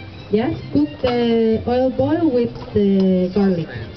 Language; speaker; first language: English; non-native, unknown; Spanish